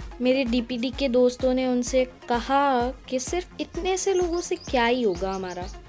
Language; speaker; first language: Hindi; non-native, local second language; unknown